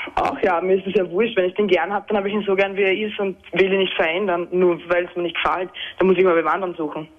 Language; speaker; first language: German; native; German